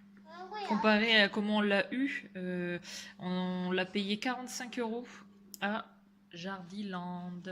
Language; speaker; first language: French; native; French